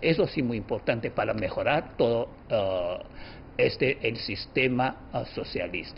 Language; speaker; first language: Spanish; non-native, fluent; Chinese